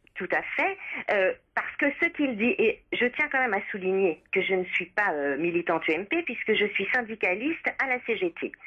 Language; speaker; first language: French; native; French